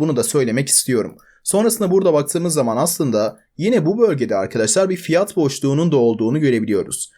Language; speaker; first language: Turkish; native; Turkish